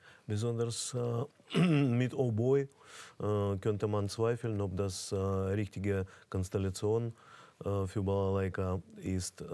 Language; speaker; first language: German; non-native, fluent; Russian